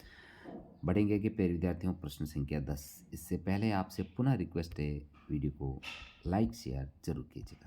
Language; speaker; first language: Hindi; native; Hindi